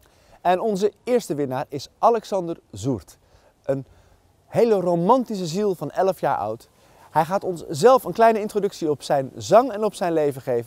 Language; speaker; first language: Dutch; native; Dutch